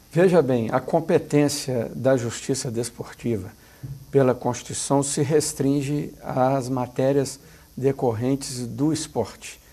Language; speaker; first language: Portuguese; native; Portuguese